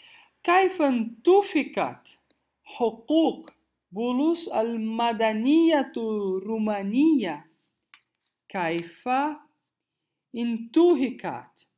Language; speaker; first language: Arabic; non-native, learner; Portuguese